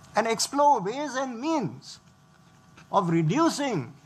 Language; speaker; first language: English; non-native, local second language; Sinhala